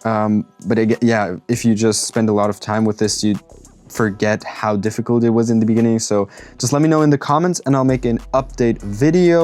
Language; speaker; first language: English; non-native, fluent; German